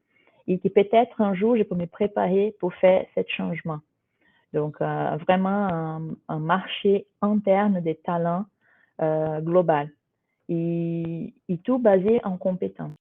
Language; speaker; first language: French; non-native, fluent; Portuguese